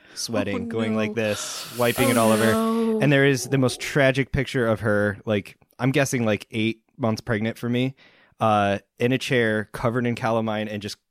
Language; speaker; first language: English; native; English